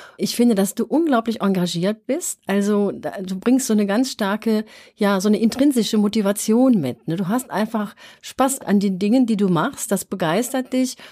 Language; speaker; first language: German; native; German